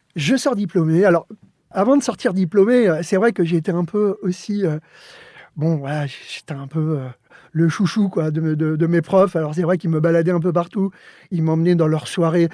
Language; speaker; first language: French; early bilingual, other home language; Spanish